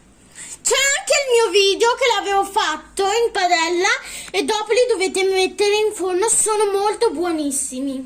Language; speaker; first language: Italian; early bilingual, other home language; Urdu